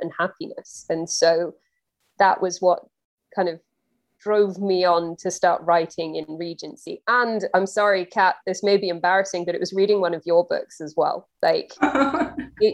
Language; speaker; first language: English; native; English